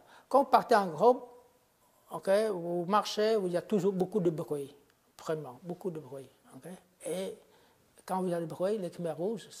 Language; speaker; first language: French; non-native, fluent; Khmer